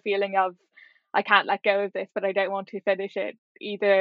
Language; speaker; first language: English; native; English